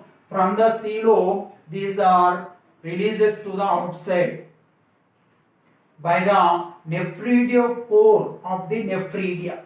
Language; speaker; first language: English; non-native, local second language; Telugu